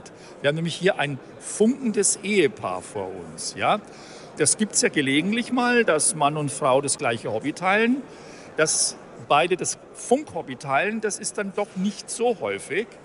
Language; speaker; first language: German; native; German